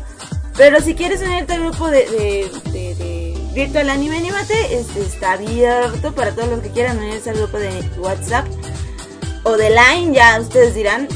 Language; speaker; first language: Spanish; native; Spanish